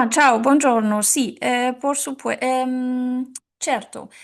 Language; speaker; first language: Italian; non-native, learner; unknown